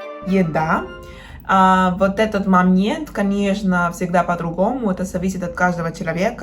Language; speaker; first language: Russian; non-native, fluent; Spanish